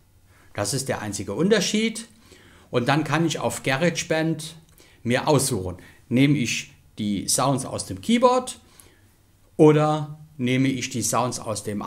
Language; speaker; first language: German; native; German